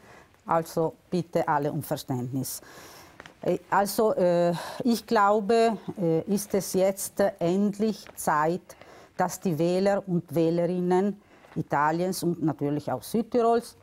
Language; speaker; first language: German; non-native, local second language; Italian